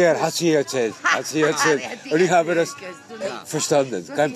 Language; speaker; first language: German; non-native, fluent; Dutch